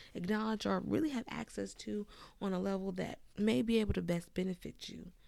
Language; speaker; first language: English; native; English